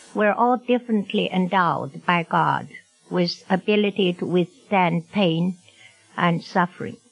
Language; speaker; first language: English; non-native, fluent; Chinese